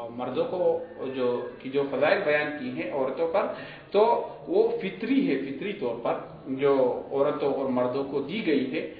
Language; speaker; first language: Urdu; non-native, local second language; Pashto